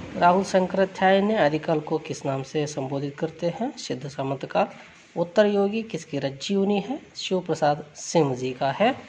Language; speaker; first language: Hindi; non-native, local second language; Kannada